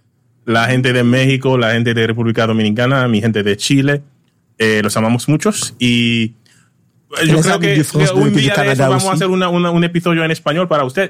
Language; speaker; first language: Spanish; non-native, learner; Haitian Creole